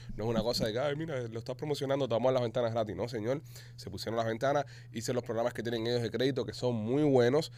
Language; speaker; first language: Spanish; native; Spanish